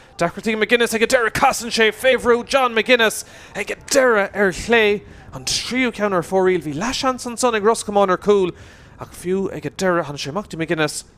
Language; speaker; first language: Irish; native; Irish